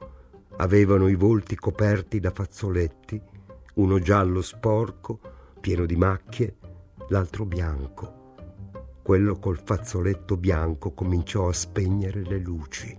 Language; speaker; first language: Italian; native; Italian